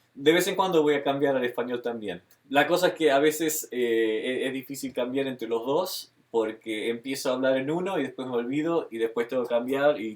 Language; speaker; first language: Spanish; early bilingual, heritage; Spanish